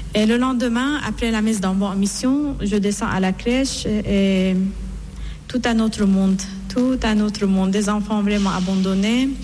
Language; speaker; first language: French; non-native, fluent; Persian